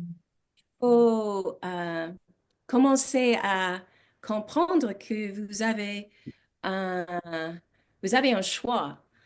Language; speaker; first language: French; non-native, learner; English